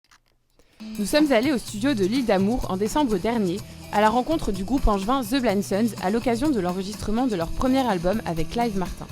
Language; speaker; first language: French; native; French